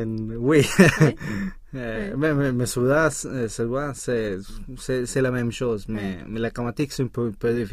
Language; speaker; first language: French; non-native, learner; Swedish